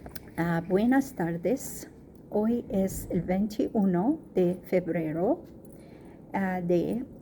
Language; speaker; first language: Spanish; non-native, learner; Arabic